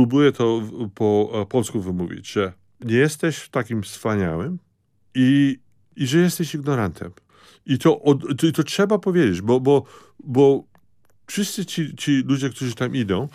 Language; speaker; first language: Polish; early bilingual, heritage; Polish